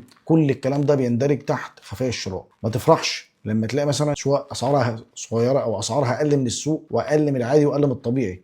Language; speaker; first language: Arabic; native; Arabic